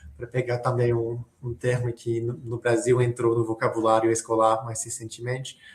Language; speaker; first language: Portuguese; non-native, fluent; English